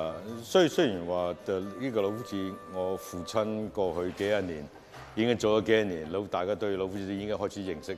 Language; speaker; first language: Chinese; native; Chinese